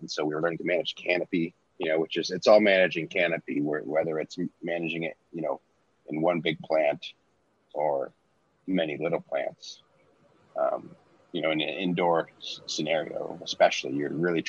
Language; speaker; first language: English; native; English